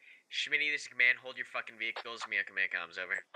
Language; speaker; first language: English; native; English